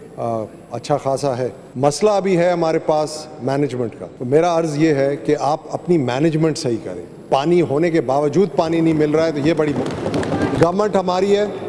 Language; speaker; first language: Urdu; non-native, local second language; Sindhi